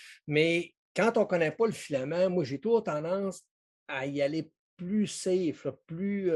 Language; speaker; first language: French; native; French